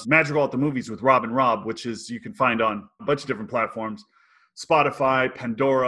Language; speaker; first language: English; native; English